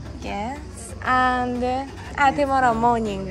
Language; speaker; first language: English; non-native, learner; Japanese